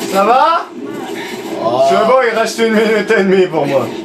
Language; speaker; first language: French; native; French